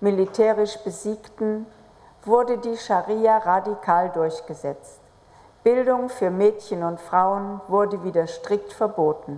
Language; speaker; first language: German; native; German